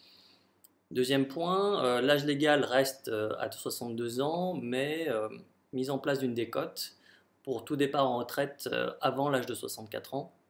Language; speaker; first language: French; native; French